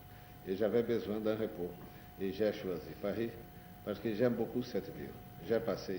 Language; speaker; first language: French; non-native, learner; Portuguese